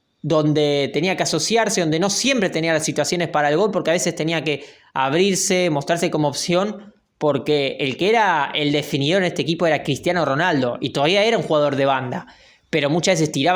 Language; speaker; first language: Spanish; native; Spanish